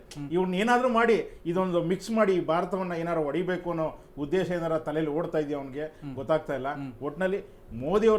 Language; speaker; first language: Kannada; native; Kannada